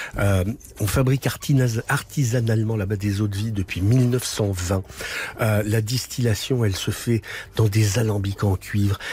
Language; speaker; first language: French; native; French